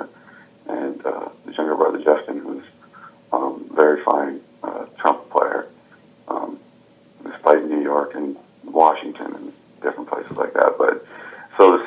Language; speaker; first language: English; native; English